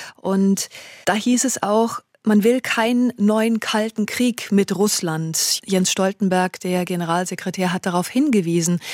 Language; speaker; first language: German; native; German